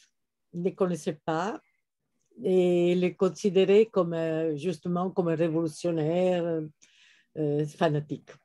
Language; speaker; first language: French; non-native, fluent; Italian